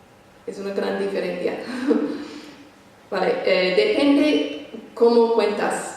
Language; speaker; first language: Spanish; non-native, fluent; English